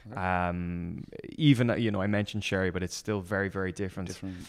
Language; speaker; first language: English; native; English